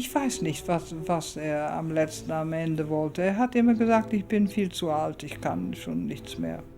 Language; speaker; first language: German; early bilingual, heritage; German